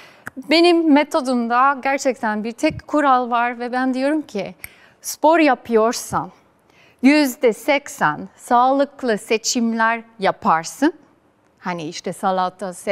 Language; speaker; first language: Turkish; non-native, fluent; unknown